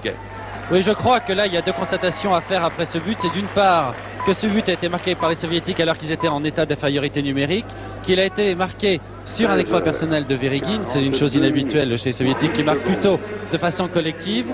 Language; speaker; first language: French; native; French